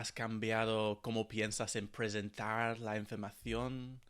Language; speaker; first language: Spanish; non-native, fluent; English